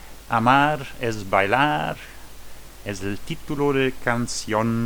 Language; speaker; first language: Spanish; non-native, learner; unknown